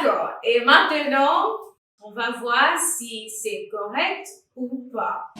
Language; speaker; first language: French; non-native, fluent; English